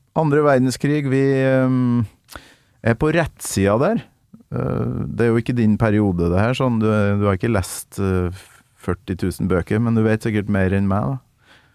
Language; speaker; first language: Norwegian; native; Norwegian